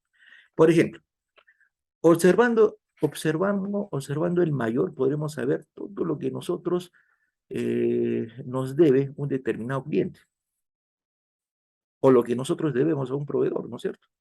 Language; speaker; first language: Spanish; native; Spanish